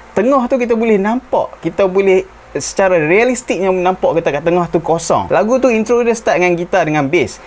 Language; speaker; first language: Malay; native; Malay